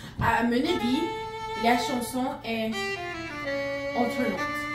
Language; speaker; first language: French; non-native, learner; English